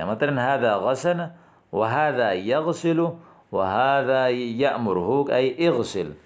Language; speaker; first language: Arabic; non-native, fluent; Urdu